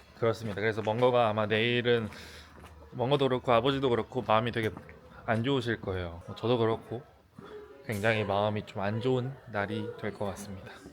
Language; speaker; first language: Korean; native; Korean